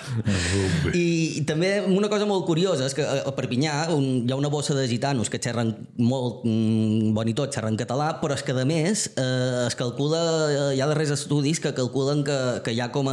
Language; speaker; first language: Catalan; native; Catalan